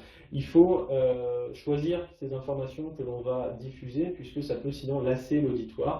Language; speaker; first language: French; native; French